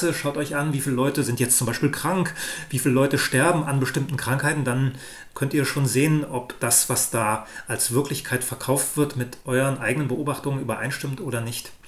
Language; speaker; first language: German; native; German